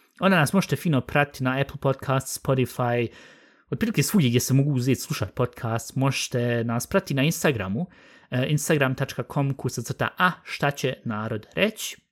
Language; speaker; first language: Bosnian; early bilingual, heritage; Bosnian